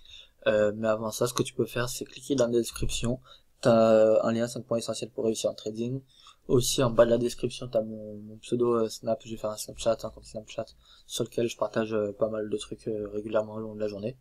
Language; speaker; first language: French; native; French